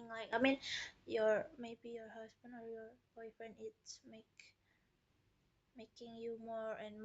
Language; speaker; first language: English; non-native, learner; Indonesian